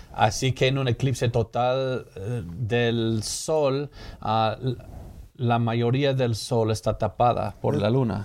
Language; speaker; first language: Spanish; non-native, fluent; English